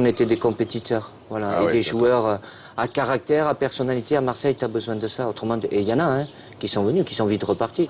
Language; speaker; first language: French; native; French